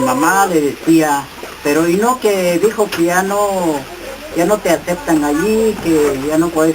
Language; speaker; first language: Spanish; non-native, local second language; Kʼicheʼ